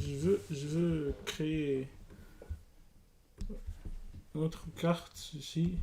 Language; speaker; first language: French; non-native, learner; English